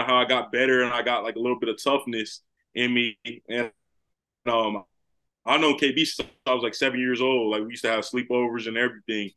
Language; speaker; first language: English; native; English